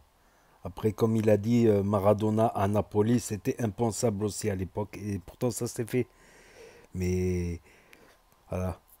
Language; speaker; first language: French; native; French